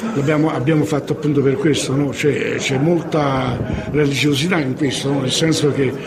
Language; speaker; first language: Italian; native; Italian